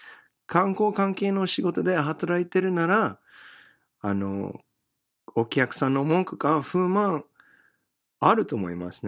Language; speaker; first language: Japanese; non-native, fluent; English